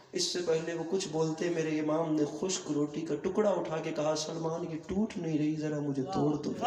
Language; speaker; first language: Urdu; non-native, local second language; Punjabi